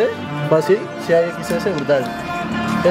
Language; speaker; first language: Spanish; native; Spanish